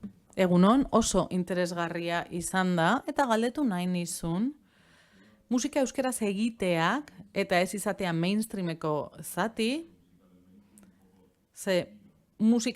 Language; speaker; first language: Basque; non-native, fluent; Romansh